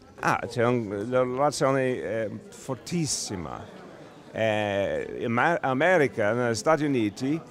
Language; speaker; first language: Italian; non-native, learner; English